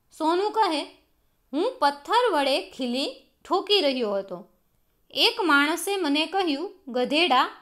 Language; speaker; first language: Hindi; non-native, local second language; Gujarati